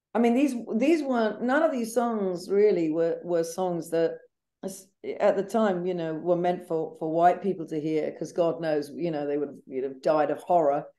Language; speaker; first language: English; native; English